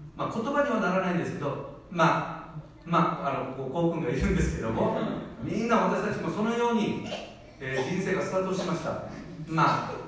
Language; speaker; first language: Japanese; non-native, fluent; Korean